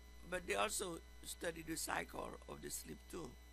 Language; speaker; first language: English; non-native, fluent; Haitian Creole